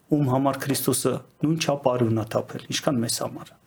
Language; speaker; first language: Armenian; native; Armenian